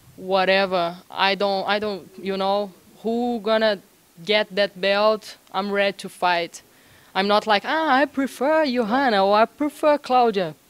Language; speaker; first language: English; non-native, learner; Portuguese